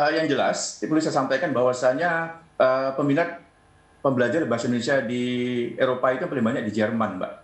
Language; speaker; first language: Indonesian; native; Indonesian